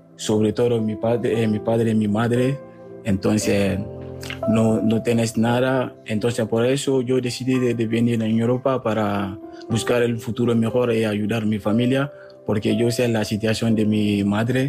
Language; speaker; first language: Spanish; non-native, fluent; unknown